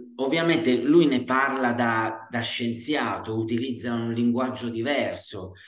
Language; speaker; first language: Italian; native; Italian